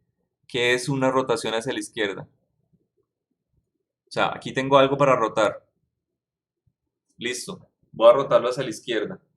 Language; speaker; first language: Spanish; native; Spanish